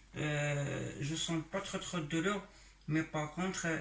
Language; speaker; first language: French; non-native, local second language; Arabic